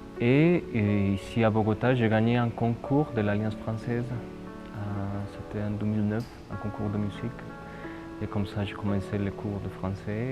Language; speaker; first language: French; non-native, fluent; Spanish